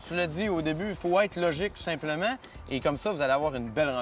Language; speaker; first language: French; native; French